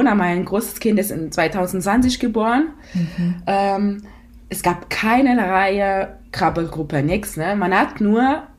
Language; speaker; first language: German; non-native, fluent; Italian